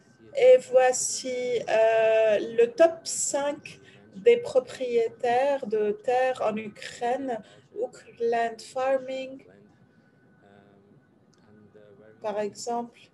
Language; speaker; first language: French; non-native, fluent; Ukrainian